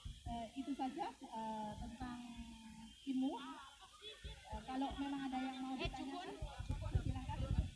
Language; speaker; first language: Indonesian; native; Indonesian